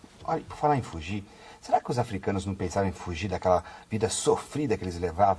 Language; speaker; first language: Portuguese; native; Portuguese